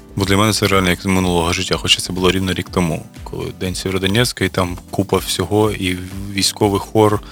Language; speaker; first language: Ukrainian; native; Ukrainian